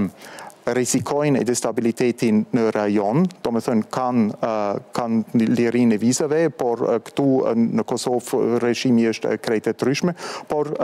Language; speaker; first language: Albanian; non-native, fluent; German